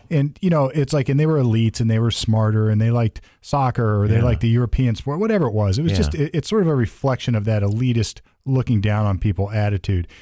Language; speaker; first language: English; native; English